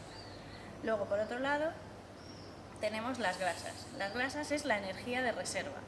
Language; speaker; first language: Spanish; native; Spanish